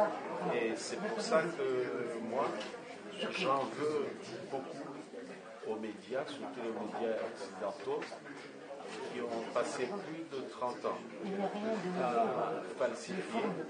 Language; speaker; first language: French; non-native, local second language; Comorian